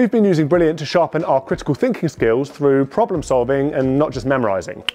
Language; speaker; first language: English; native; English